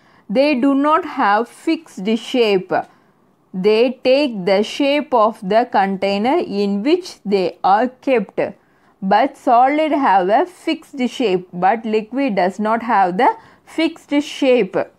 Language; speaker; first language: English; non-native, local second language; Tamil